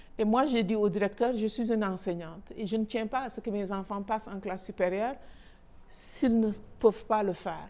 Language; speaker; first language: French; non-native, local second language; Wolof